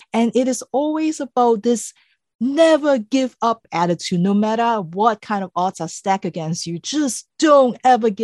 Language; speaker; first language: English; non-native, local second language; Cantonese